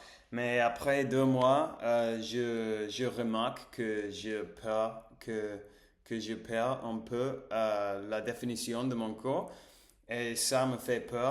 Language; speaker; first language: French; non-native, learner; English